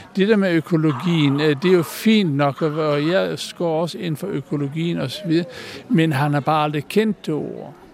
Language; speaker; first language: Danish; native; Danish